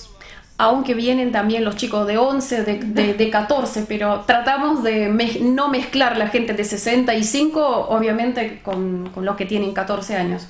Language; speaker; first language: Spanish; non-native, fluent; Russian